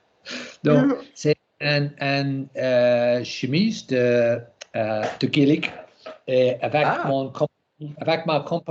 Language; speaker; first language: French; non-native, learner; English